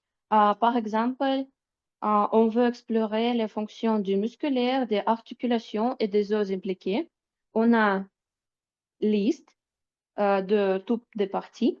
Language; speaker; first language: French; non-native, fluent; Russian